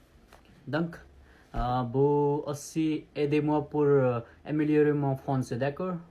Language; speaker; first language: French; non-native, learner; Nepali